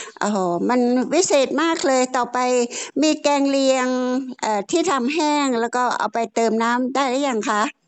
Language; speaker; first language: Thai; native; Thai